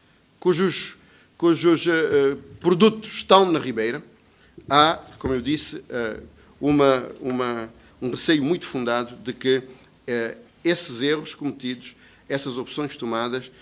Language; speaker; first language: Portuguese; native; Portuguese